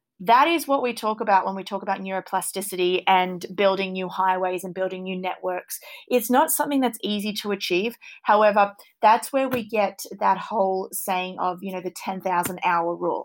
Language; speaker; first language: English; native; English